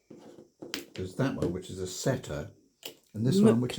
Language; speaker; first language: English; native; English